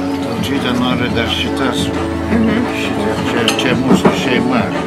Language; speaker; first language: Russian; non-native, local second language; Lithuanian